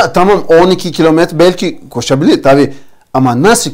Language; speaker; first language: Turkish; non-native, learner; Portuguese